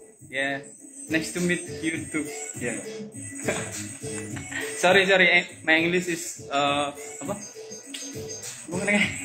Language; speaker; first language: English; non-native, learner; Indonesian